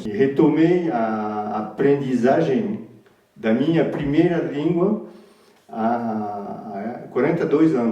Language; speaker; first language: Portuguese; early bilingual, heritage; Portuguese